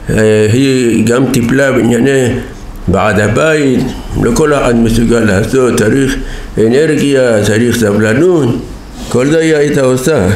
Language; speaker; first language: Hebrew; non-native, fluent; Persian